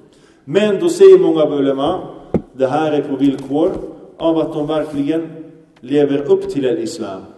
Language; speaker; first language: Swedish; early bilingual, other home language; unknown